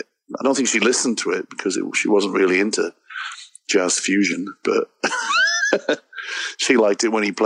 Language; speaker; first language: English; native; English